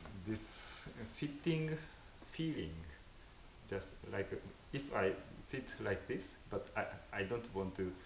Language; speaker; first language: English; non-native, fluent; Japanese